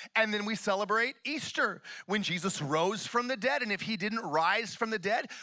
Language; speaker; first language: English; native; English